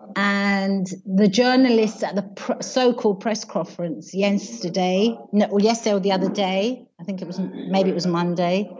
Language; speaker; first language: English; native; English